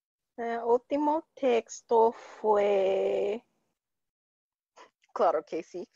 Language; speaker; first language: Spanish; non-native, learner; English